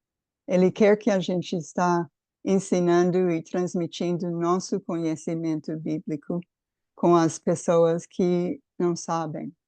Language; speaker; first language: Portuguese; non-native, fluent; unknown